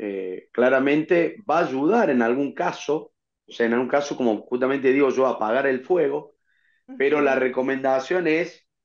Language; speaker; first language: Spanish; native; Spanish